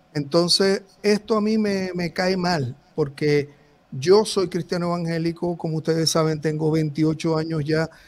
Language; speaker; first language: Spanish; native; Spanish